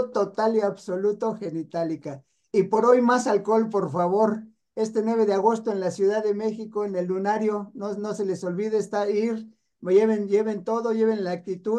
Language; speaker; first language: Spanish; native; Spanish